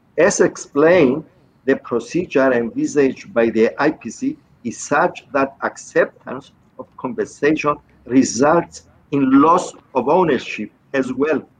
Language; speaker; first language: English; non-native, fluent; Greek